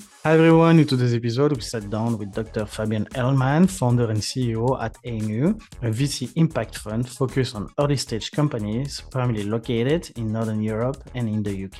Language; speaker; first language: English; non-native, fluent; French